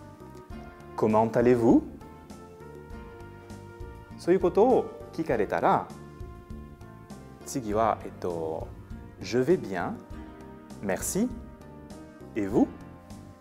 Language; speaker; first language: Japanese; non-native, fluent; French